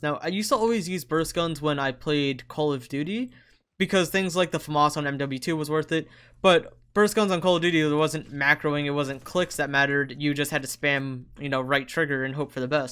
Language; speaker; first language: English; native; English